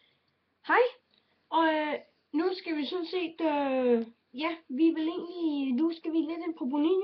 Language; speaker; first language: Danish; native; Danish